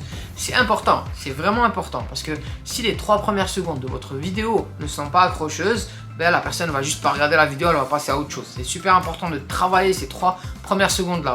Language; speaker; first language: French; native; French